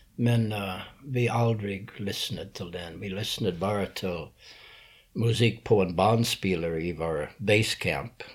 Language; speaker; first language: Swedish; non-native, learner; English